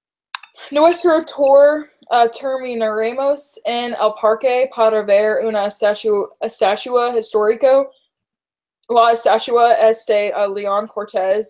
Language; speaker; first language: Spanish; non-native, learner; English